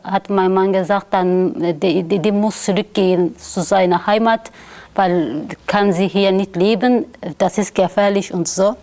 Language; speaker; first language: German; non-native, learner; Turkish